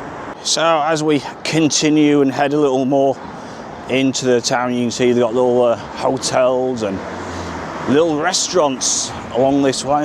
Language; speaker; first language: English; native; English